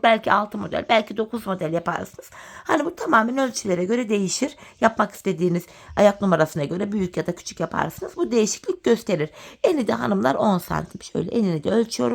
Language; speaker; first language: Turkish; native; Turkish